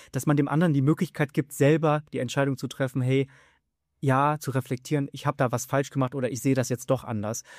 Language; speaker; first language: German; early bilingual, other home language; Vietnamese